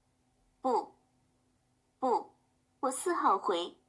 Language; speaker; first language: Chinese; non-native, learner; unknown